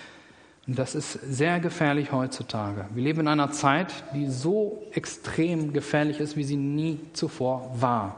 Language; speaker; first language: German; native; German